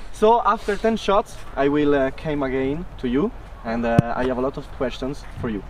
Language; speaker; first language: English; non-native, learner; Italian